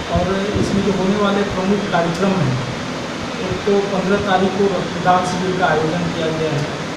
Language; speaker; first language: Hindi; native; Hindi